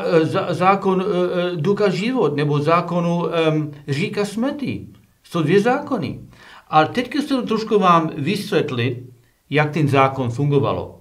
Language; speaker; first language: Czech; non-native, learner; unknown